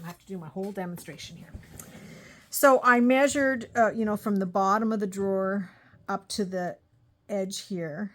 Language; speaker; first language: English; native; English